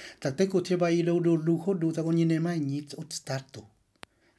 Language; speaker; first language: Czech; non-native, learner; Vietnamese